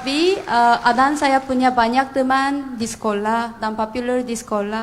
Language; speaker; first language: Indonesian; non-native, fluent; Korean